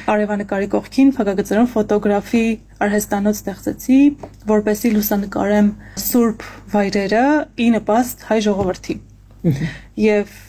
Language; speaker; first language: Armenian; native; Armenian